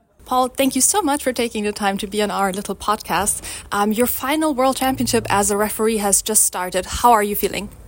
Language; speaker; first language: English; non-native, fluent; German